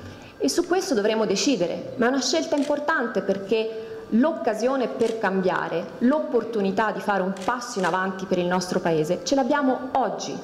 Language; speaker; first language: Italian; native; Italian